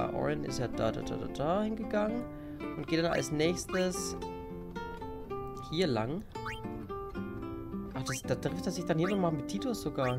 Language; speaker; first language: German; native; German